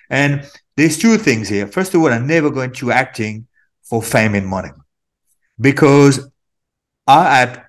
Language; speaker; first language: English; non-native, fluent; French